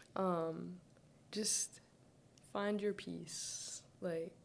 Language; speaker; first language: English; early bilingual, other home language; Arabic